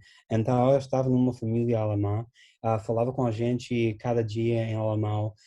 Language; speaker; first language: Portuguese; non-native, fluent; English